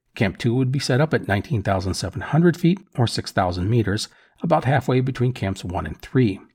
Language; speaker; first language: English; native; English